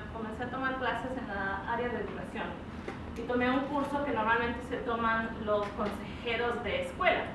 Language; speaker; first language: Spanish; early bilingual, other home language; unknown